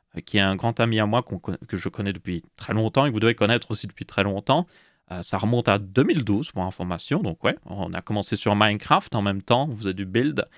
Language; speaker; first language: French; native; French